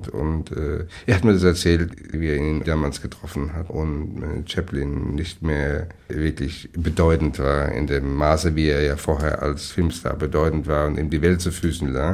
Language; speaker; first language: German; native; German